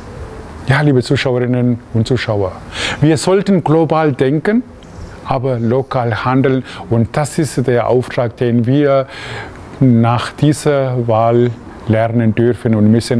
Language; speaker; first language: German; non-native, fluent; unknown